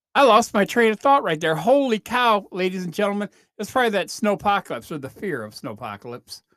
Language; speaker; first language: English; native; English